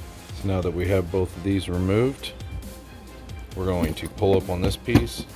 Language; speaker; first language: English; native; English